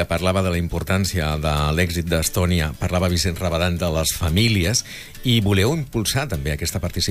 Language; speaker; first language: Catalan; native; Catalan